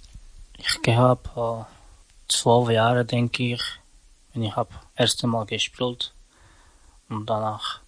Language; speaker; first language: German; non-native, learner; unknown